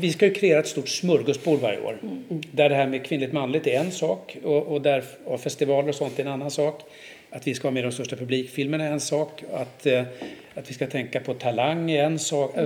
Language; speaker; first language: Swedish; native; Swedish